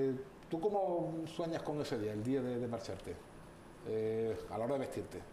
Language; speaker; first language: Spanish; native; Spanish